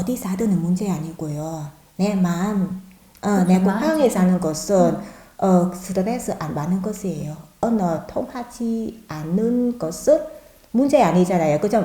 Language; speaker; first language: Korean; non-native, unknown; Vietnamese